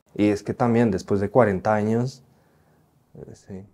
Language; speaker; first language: Spanish; native; Spanish